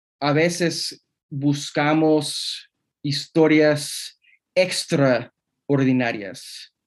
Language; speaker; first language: Spanish; non-native, fluent; English